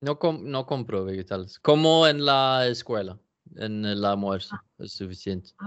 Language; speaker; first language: Spanish; non-native, learner; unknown